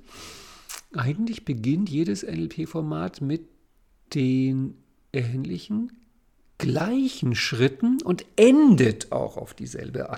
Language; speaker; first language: German; native; German